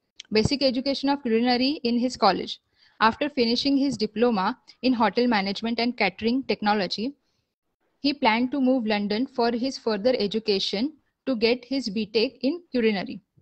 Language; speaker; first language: English; non-native, local second language; Marathi